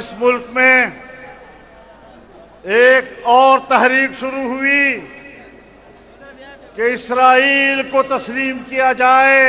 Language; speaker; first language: Urdu; non-native, local second language; Pashto